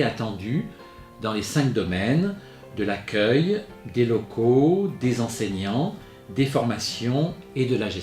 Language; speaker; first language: French; native; French